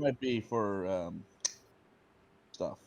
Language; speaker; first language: English; native; English